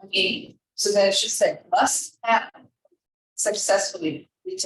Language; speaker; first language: English; native; English